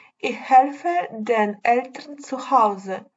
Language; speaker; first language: German; non-native, learner; Ukrainian